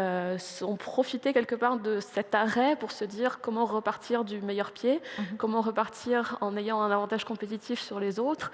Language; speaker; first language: French; native; French